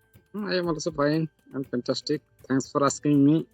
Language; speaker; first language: English; non-native, learner; Santali